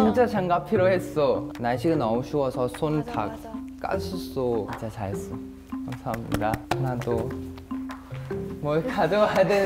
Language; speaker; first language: Korean; non-native, fluent; Thai